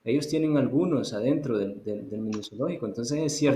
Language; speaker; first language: Spanish; native; Spanish